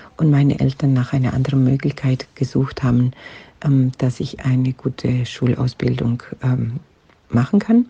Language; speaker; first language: German; non-native, fluent; Romanian